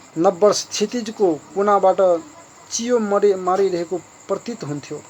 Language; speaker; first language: Nepali; non-native, local second language; Maithili